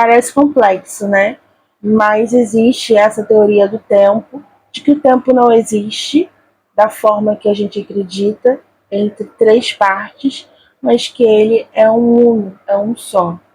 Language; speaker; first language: Portuguese; native; Portuguese